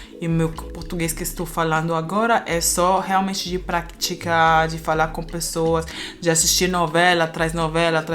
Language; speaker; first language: Portuguese; non-native, fluent; German